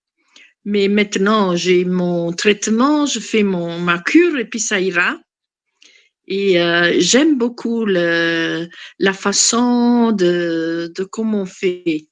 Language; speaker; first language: French; non-native, fluent; Italian